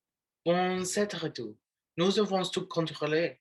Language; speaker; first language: French; non-native, learner; Spanish